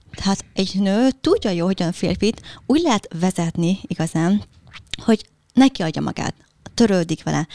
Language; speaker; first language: Hungarian; early bilingual, other home language; Vietnamese